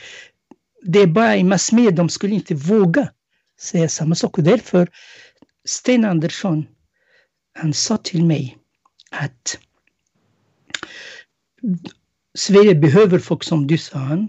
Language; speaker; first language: Swedish; non-native, fluent; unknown